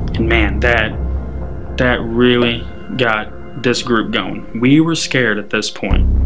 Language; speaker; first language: English; native; English